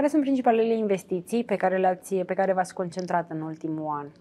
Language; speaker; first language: Romanian; native; Romanian